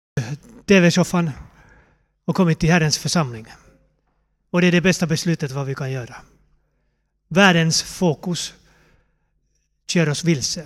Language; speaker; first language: Swedish; non-native, fluent; Finnish